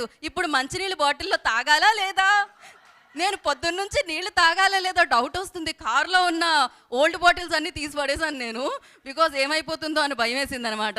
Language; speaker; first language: Telugu; native; Telugu